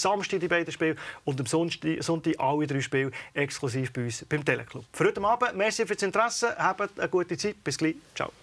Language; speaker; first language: German; native; German